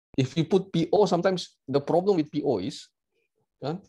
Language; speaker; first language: English; non-native, local second language; Malay